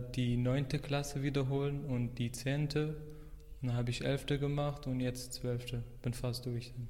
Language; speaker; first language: German; non-native, fluent; Arabic